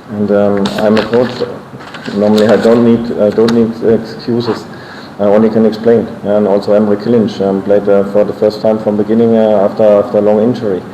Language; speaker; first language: English; non-native, fluent; German